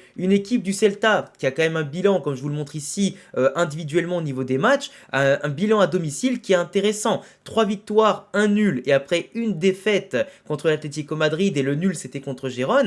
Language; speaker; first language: French; native; French